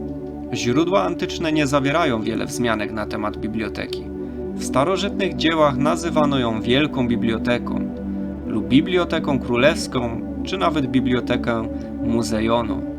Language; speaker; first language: Polish; native; Polish